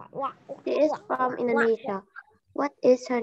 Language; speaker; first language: English; non-native, learner; Indonesian